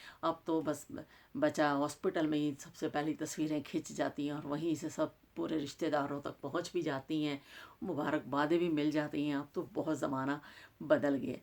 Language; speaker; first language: Urdu; non-native, local second language; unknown